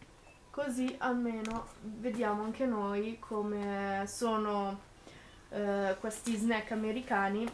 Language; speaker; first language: Italian; native; Italian